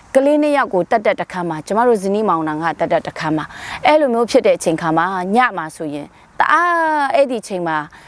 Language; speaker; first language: Burmese; non-native, local second language; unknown